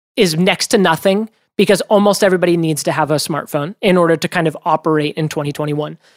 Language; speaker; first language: English; native; English